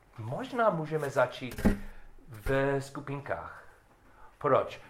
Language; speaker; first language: Czech; non-native, learner; English